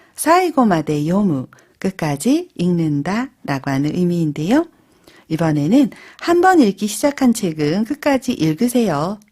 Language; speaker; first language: Korean; native; Korean